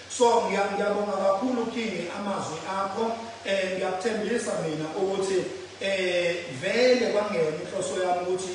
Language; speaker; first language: Zulu; native; Zulu